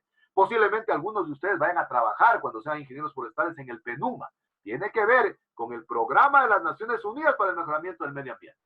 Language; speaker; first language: Spanish; native; Spanish